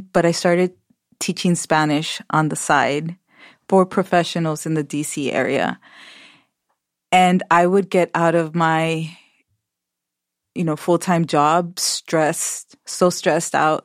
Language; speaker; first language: English; early bilingual, other home language; Spanish